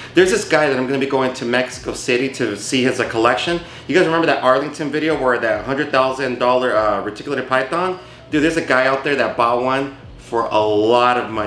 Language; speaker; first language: English; early bilingual, other home language; Spanish